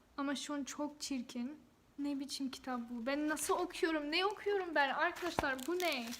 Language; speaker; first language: Turkish; non-native, fluent; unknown